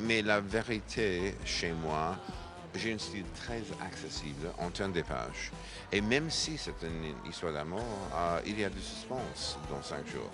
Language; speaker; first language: French; non-native, fluent; English